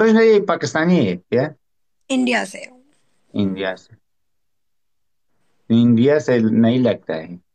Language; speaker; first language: Hindi; non-native, learner; Persian